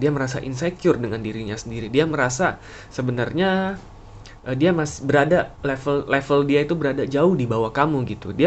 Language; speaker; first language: Indonesian; native; Indonesian